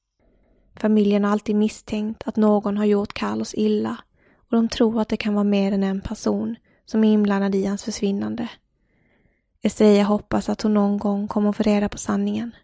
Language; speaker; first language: Swedish; native; Swedish